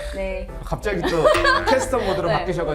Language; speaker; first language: Korean; native; Korean